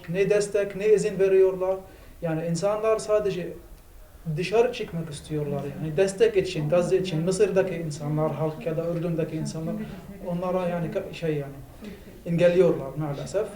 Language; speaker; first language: Turkish; non-native, fluent; Arabic